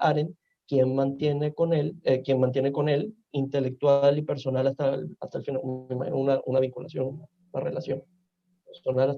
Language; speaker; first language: Spanish; native; Spanish